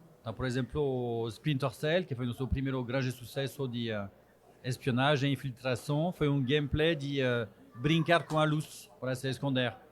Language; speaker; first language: Portuguese; non-native, fluent; French